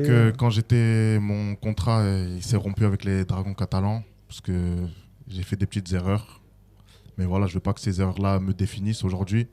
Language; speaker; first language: French; native; French